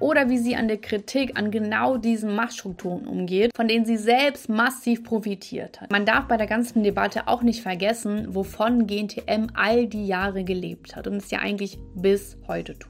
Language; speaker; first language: German; native; German